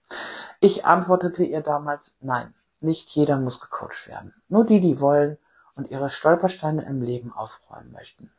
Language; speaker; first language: German; native; German